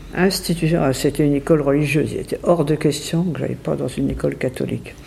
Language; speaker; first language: French; native; French